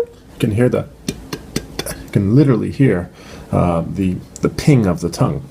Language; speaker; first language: English; native; English